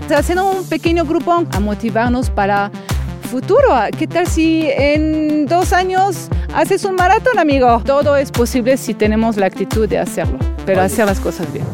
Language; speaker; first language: Spanish; non-native, fluent; French